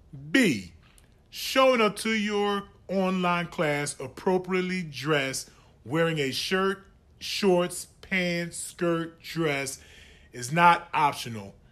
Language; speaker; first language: English; native; English